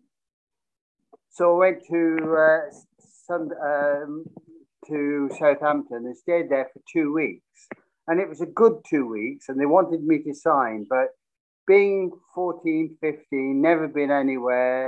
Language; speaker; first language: English; native; English